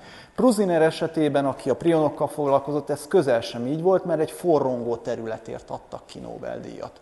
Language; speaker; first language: Hungarian; native; Hungarian